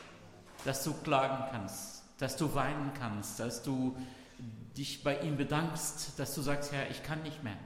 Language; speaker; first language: German; non-native, fluent; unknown